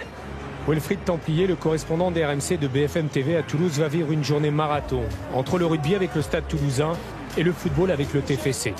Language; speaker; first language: French; native; French